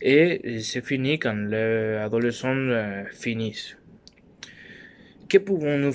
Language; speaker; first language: French; non-native, learner; Spanish